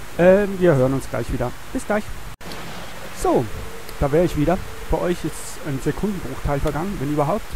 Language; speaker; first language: German; non-native, fluent; Swiss German